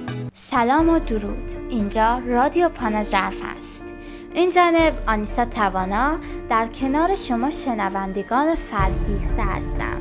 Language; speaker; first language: Persian; native; Persian